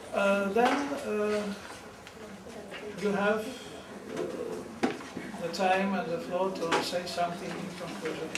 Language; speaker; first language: English; non-native, fluent; Russian